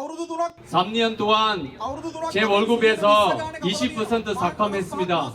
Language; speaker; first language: Korean; non-native, fluent; Sinhala